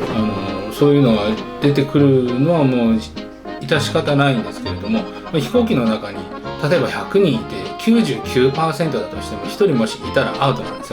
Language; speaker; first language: Japanese; native; Japanese